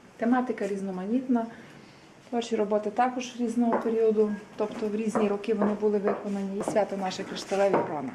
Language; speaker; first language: Ukrainian; native; Ukrainian